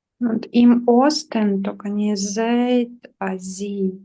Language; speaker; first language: German; non-native, learner; Ukrainian